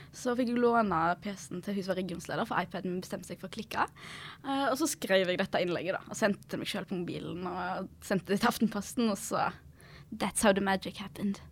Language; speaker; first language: Norwegian; early bilingual, other home language; Arabic